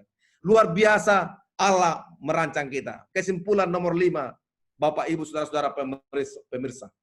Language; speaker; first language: Indonesian; native; Indonesian